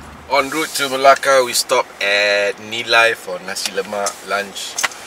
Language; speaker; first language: English; non-native, local second language; Malay